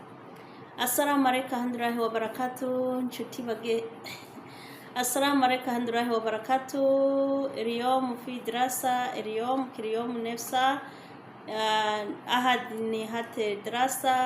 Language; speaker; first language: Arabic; non-native, learner; Rundi